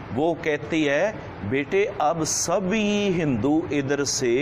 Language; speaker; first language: Hindi; non-native, local second language; Punjabi